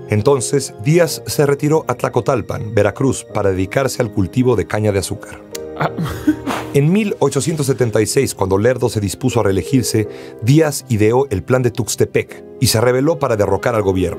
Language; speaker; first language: Spanish; native; Spanish